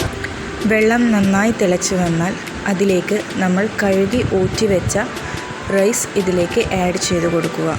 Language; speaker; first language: Malayalam; native; Malayalam